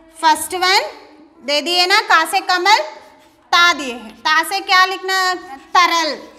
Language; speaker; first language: Hindi; non-native, local second language; Telugu